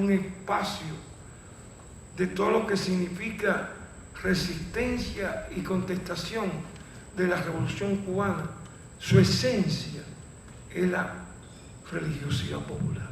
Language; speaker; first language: Spanish; native; Spanish